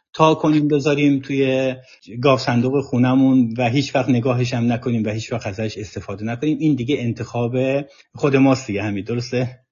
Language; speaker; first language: Persian; native; Persian